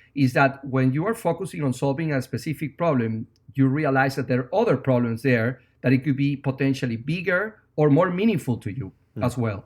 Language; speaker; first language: English; non-native, fluent; Spanish